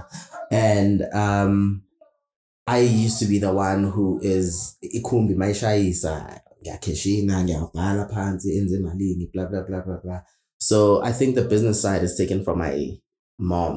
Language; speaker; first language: English; non-native, local second language; Zulu